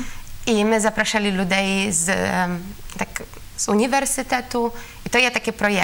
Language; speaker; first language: Ukrainian; non-native, learner; Polish